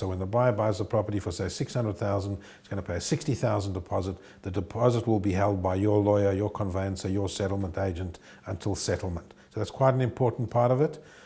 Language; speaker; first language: English; native; English